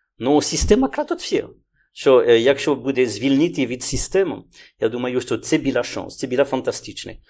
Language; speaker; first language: Ukrainian; non-native, learner; French